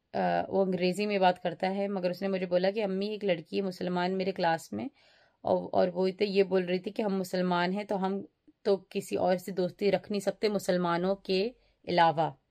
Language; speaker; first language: Urdu; early bilingual, heritage; Urdu